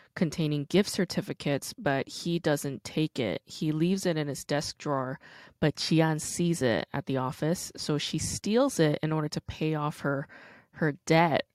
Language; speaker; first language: English; native; English